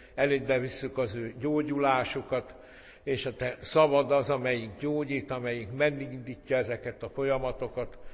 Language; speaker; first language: Hungarian; native; Hungarian